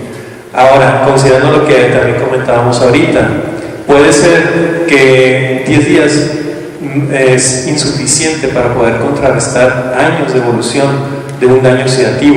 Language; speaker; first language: Spanish; native; Spanish